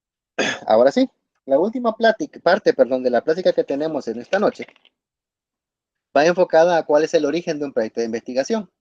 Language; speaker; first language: Spanish; native; Spanish